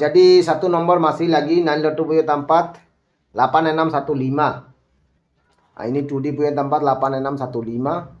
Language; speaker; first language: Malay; non-native, learner; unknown